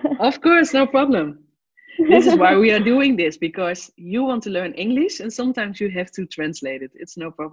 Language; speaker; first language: English; non-native, fluent; Dutch